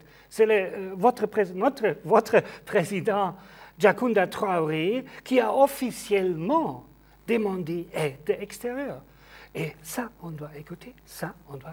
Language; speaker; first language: French; non-native, learner; German